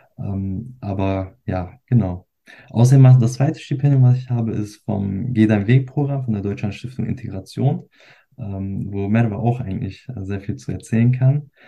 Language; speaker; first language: German; early bilingual, other home language; Turkish